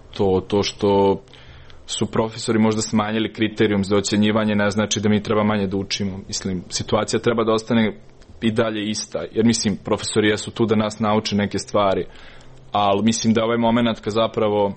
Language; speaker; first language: Serbian; native; Serbian